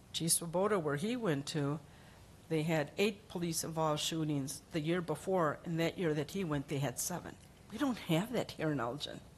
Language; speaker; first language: English; early bilingual, other home language; Spanish